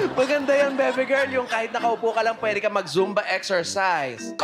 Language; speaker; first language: Filipino; native; Filipino